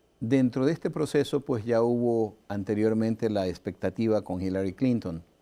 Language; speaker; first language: Spanish; native; Spanish